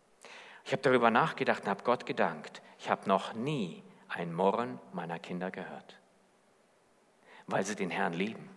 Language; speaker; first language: German; native; German